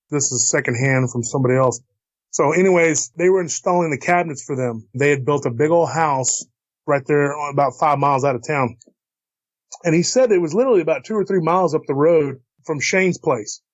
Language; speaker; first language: English; native; English